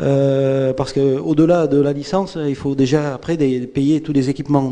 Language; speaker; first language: French; native; French